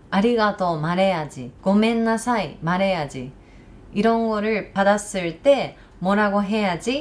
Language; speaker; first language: Korean; non-native, learner; Japanese